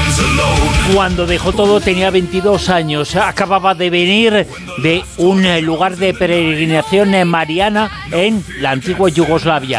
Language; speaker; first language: Spanish; native; Spanish